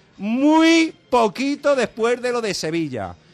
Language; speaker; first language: Spanish; native; Spanish